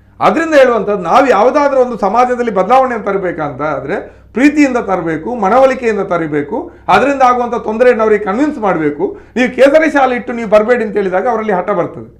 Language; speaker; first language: Kannada; non-native, local second language; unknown